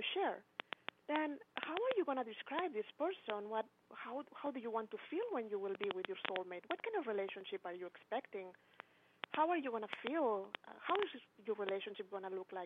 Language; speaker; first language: English; non-native, fluent; Spanish